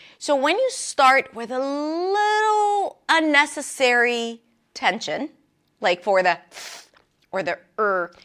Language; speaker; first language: English; non-native, fluent; Hebrew